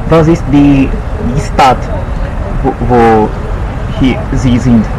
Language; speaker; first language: German; non-native, learner; Portuguese